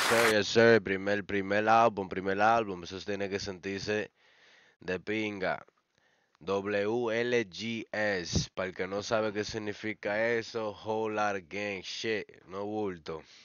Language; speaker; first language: Spanish; early bilingual, other home language; English